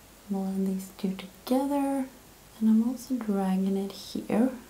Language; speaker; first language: English; non-native, fluent; Swedish